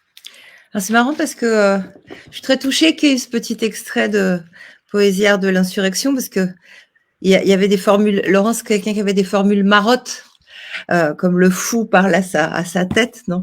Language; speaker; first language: French; native; French